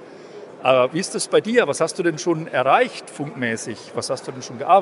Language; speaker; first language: German; native; German